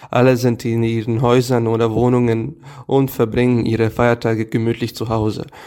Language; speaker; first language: German; non-native, fluent; Serbian